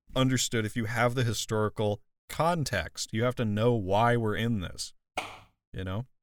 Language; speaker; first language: English; native; English